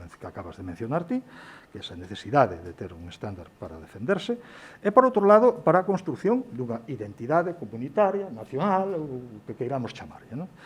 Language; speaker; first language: Galician; native; Galician